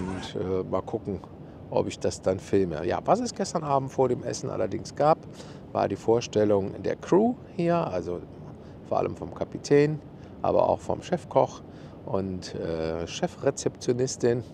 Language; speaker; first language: German; native; German